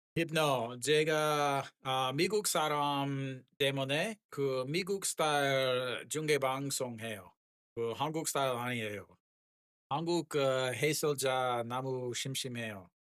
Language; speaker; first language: Korean; non-native, learner; English